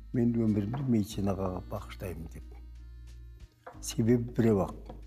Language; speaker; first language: Kazakh; native; Kazakh